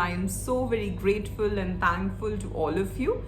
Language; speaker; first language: English; non-native, local second language; Hindi